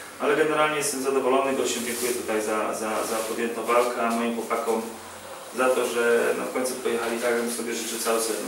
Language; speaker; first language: Polish; native; Polish